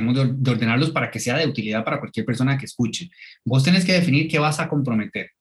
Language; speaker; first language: Spanish; native; Spanish